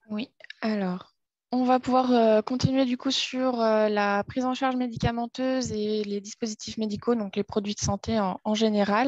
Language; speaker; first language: French; native; French